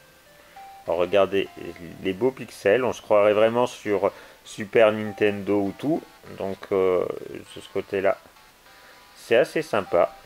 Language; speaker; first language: French; native; French